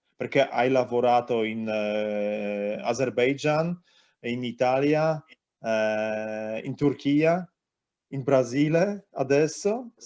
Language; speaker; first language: Italian; non-native, learner; Polish